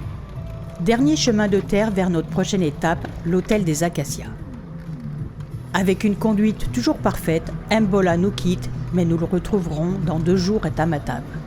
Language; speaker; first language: French; native; French